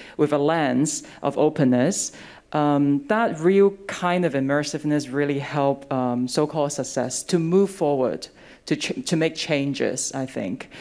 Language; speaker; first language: English; non-native, local second language; Cantonese